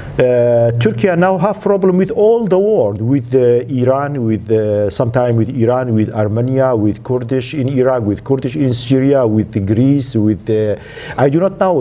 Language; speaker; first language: English; non-native, learner; Central Kurdish